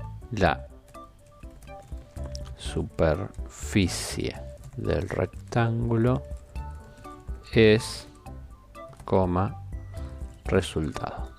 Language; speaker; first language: Spanish; native; Spanish